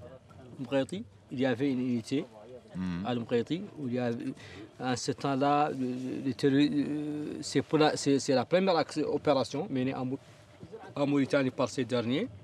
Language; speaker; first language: French; non-native, local second language; Arabic